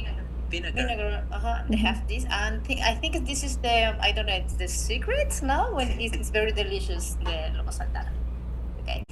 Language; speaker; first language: English; non-native, learner; Spanish